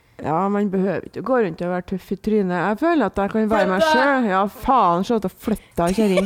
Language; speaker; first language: Norwegian; native; Norwegian